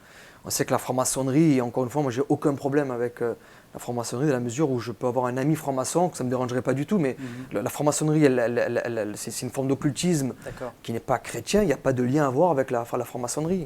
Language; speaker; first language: French; native; French